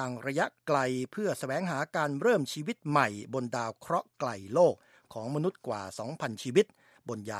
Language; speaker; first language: Thai; native; Thai